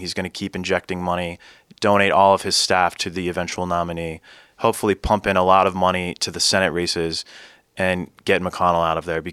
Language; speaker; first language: English; native; English